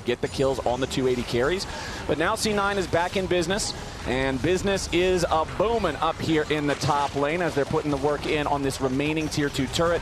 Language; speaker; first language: English; native; English